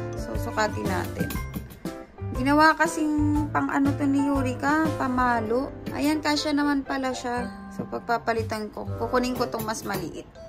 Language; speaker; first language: Filipino; native; Filipino